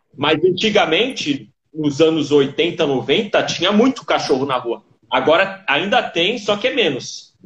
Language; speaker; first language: Portuguese; native; Portuguese